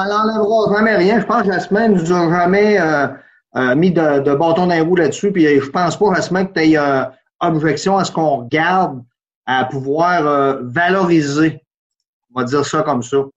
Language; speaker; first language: French; native; French